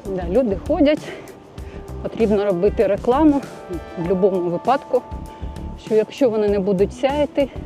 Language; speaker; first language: Ukrainian; non-native, local second language; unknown